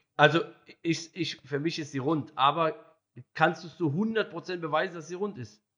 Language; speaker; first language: German; early bilingual, other home language; Arabic